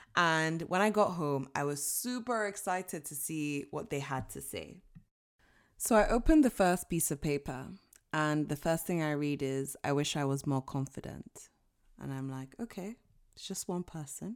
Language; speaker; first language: English; non-native, local second language; Yoruba